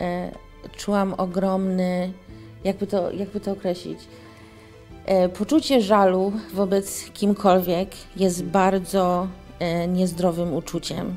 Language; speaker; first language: Polish; early bilingual, heritage; English